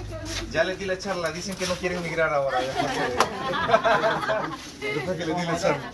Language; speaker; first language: Spanish; native; Spanish